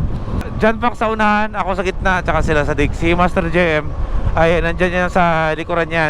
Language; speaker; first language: Filipino; native; Filipino